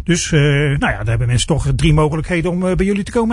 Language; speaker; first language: Dutch; native; Dutch